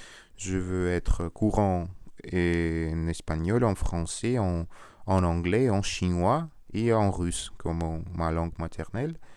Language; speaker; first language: French; non-native, learner; Russian